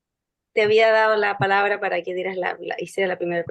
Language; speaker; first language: Spanish; native; Spanish